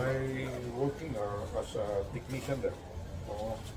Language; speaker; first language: English; non-native, learner; Filipino